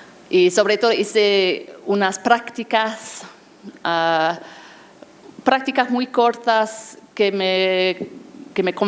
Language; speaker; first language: Spanish; non-native, fluent; English